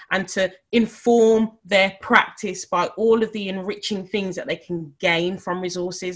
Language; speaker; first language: English; native; English